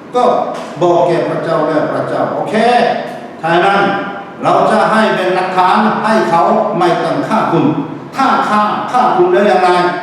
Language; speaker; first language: Thai; non-native, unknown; Korean